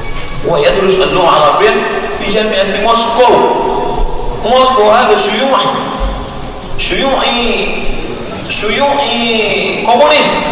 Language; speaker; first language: Arabic; non-native, fluent; Indonesian